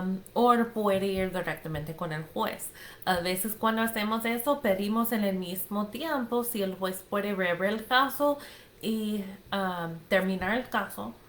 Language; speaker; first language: Spanish; non-native, fluent; English